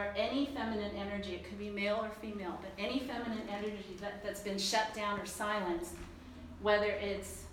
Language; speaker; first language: English; early bilingual, other home language; Chinese